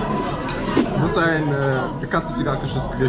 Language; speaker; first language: German; native; German